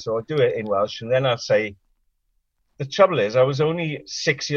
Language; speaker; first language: English; non-native, local second language; Welsh